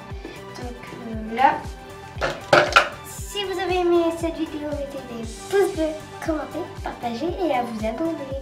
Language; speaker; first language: French; native; French